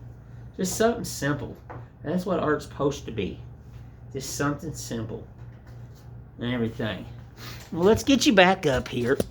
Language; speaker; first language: English; native; English